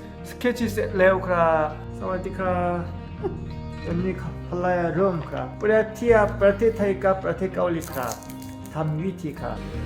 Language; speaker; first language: Thai; non-native, learner; Korean